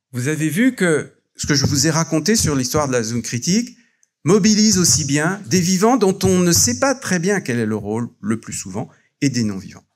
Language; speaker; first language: French; native; French